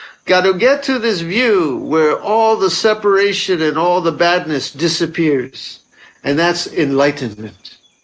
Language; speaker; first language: English; native; English